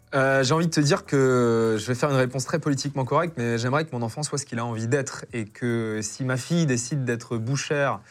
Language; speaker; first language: French; native; French